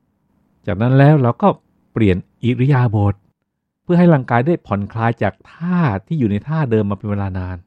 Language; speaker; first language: Thai; native; Thai